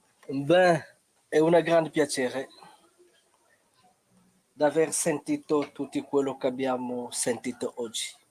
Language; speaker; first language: Italian; non-native, fluent; French